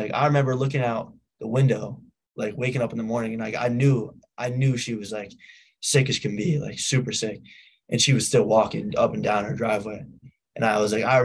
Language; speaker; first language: English; native; English